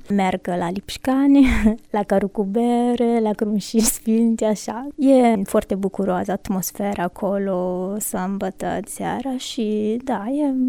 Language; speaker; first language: Romanian; non-native, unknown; Italian